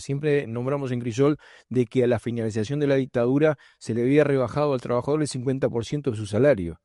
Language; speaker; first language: Spanish; native; Spanish